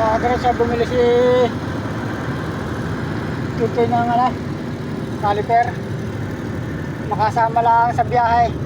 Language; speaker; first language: Filipino; native; Filipino